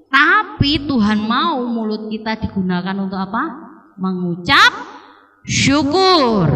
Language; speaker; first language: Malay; non-native, local second language; Javanese